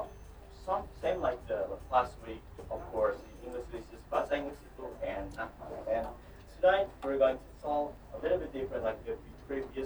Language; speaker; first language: English; non-native, fluent; Indonesian